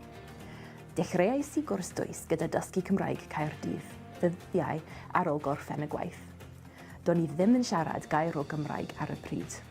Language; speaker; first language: Welsh; non-native, learner; English